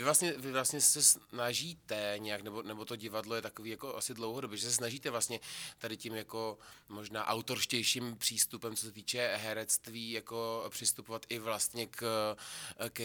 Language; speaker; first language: Czech; native; Czech